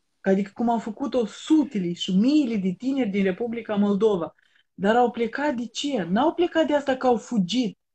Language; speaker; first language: Romanian; native; Romanian